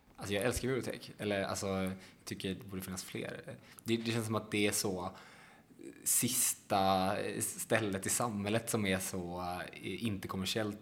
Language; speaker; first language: Swedish; native; Swedish